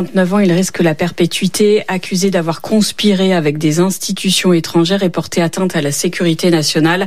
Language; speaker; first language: French; native; French